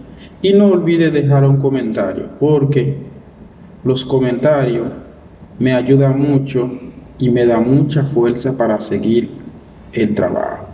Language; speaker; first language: Spanish; non-native, learner; Haitian Creole